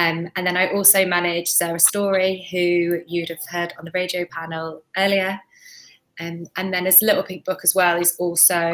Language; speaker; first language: English; native; English